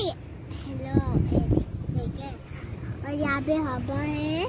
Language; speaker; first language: Hindi; early bilingual, heritage; Hindi